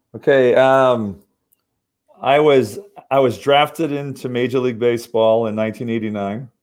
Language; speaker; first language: English; native; English